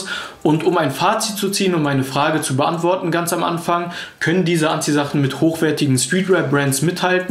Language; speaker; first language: German; native; German